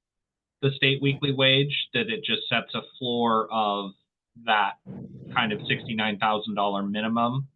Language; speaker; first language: English; native; English